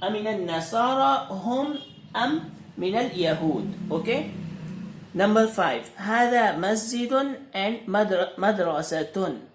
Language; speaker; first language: Arabic; non-native, fluent; Urdu